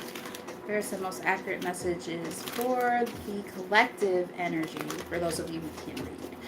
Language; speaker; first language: English; native; English